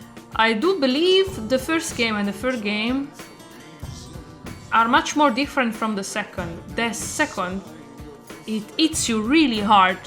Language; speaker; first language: English; non-native, fluent; Italian